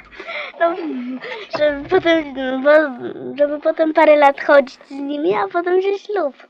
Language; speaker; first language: Polish; native; Polish